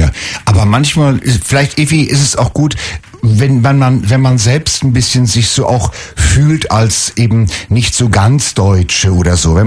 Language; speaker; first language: German; native; German